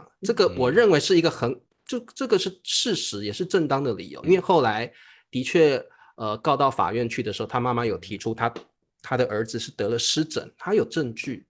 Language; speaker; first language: Chinese; native; Chinese